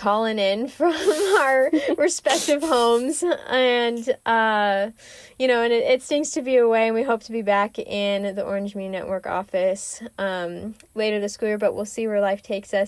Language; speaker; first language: English; native; English